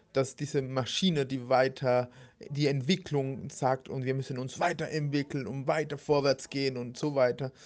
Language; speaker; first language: German; non-native, fluent; Spanish